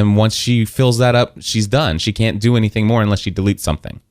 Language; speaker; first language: English; native; English